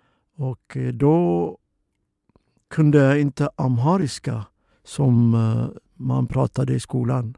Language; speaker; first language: Swedish; non-native, fluent; Oromo